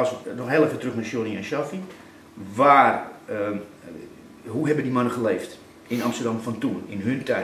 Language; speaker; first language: Dutch; native; Dutch